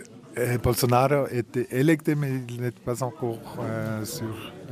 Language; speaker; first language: French; non-native, local second language; German